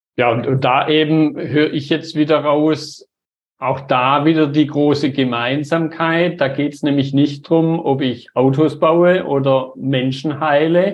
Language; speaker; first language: German; native; German